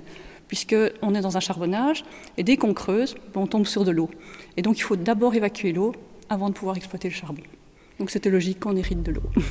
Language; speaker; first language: French; native; French